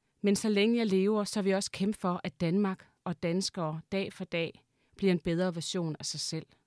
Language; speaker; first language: Danish; native; Danish